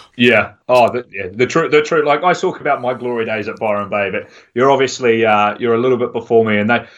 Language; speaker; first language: English; native; English